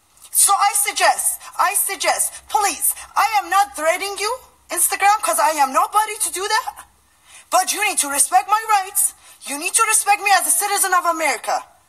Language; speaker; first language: English; non-native, fluent; Persian